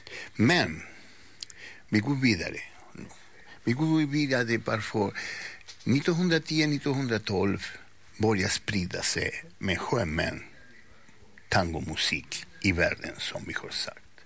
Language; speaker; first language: Swedish; non-native, learner; Spanish